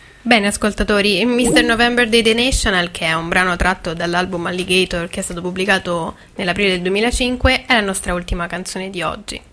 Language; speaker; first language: Italian; native; Italian